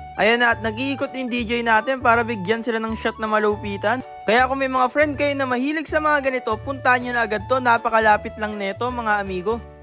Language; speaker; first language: Filipino; native; Filipino